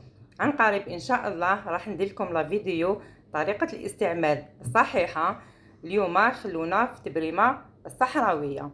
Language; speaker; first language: Arabic; native; Arabic